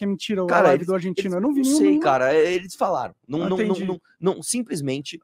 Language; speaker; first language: Portuguese; native; Portuguese